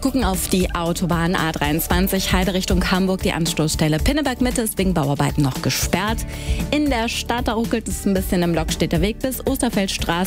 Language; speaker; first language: German; native; German